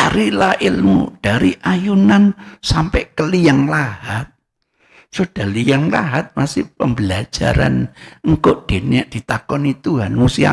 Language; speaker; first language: Indonesian; non-native, local second language; Javanese